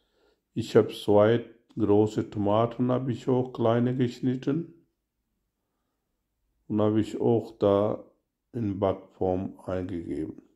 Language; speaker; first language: German; non-native, learner; Urdu